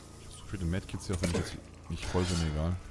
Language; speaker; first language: German; native; German